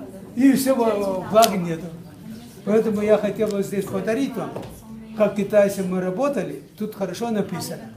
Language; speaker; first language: Russian; non-native, local second language; Tuvinian